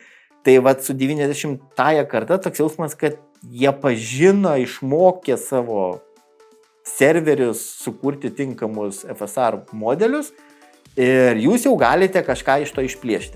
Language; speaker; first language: Lithuanian; native; Lithuanian